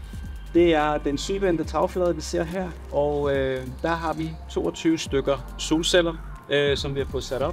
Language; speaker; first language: Danish; non-native, fluent; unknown